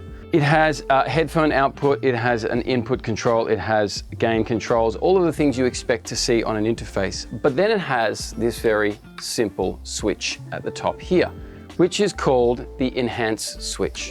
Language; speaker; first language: English; native; English